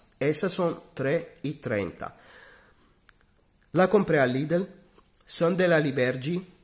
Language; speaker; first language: Spanish; non-native, learner; Italian